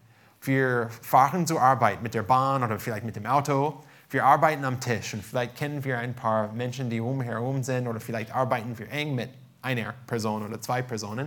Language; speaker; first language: German; non-native, fluent; English